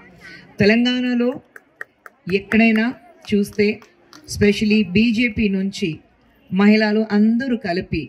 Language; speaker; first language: Telugu; non-native, fluent; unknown